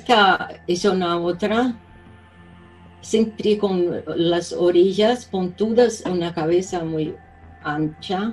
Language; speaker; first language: Spanish; non-native, fluent; Portuguese